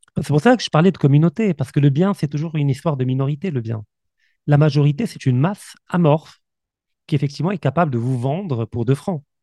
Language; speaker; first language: French; non-native, local second language; Arabic